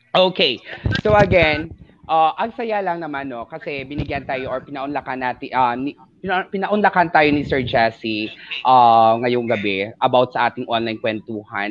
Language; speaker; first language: Filipino; non-native, local second language; Hiligaynon